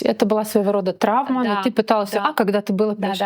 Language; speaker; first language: Russian; native; Russian